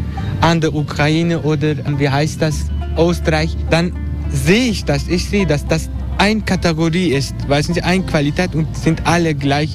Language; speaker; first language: German; non-native, fluent; Turkish